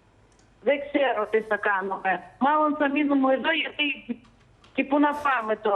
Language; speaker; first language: Greek; non-native, fluent; Russian